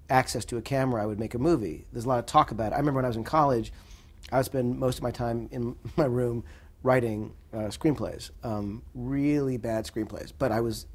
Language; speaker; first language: English; native; English